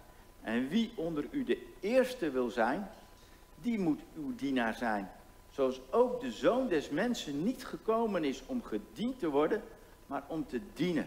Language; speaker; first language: Dutch; native; Dutch